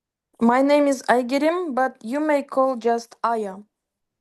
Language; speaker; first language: English; non-native, fluent; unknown